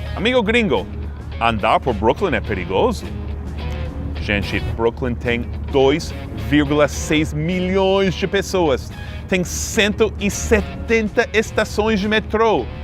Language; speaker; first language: Portuguese; non-native, fluent; English